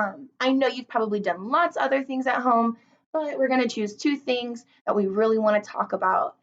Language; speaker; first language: English; native; English